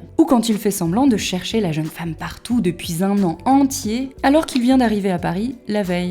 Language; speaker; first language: French; native; French